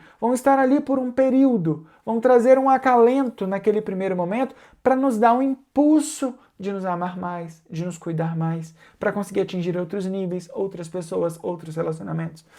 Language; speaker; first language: Portuguese; native; Portuguese